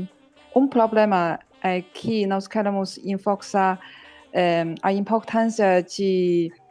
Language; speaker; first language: Portuguese; non-native, learner; Chinese